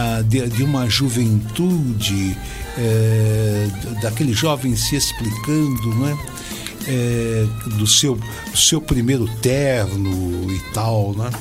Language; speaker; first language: Portuguese; native; Portuguese